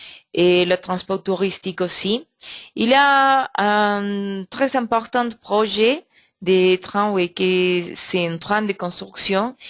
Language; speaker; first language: French; non-native, learner; Spanish